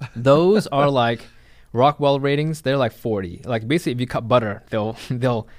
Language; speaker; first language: English; native; English